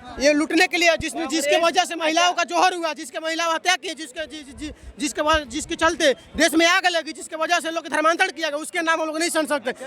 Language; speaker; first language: Hindi; native; Hindi